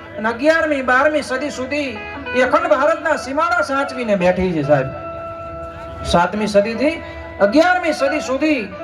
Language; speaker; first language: Gujarati; native; Gujarati